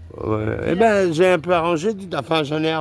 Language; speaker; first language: French; native; French